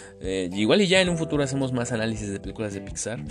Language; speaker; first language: Spanish; native; Spanish